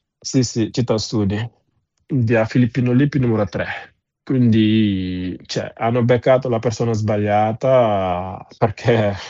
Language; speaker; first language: Italian; non-native, fluent; Wolof